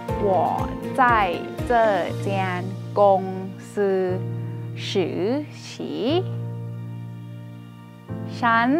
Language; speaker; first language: Chinese; non-native, fluent; Thai